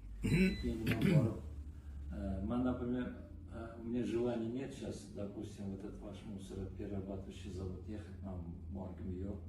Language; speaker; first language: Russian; non-native, local second language; Uzbek